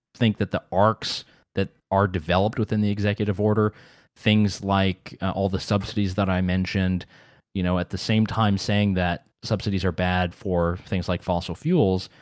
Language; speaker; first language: English; native; English